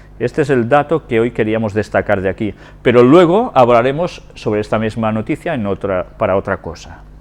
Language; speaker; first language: Spanish; non-native, local second language; Catalan